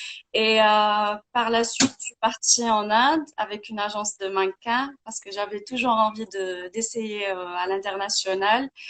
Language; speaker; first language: French; non-native, local second language; Arabic